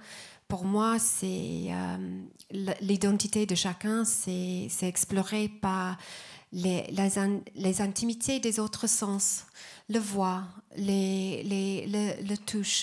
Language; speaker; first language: French; non-native, fluent; English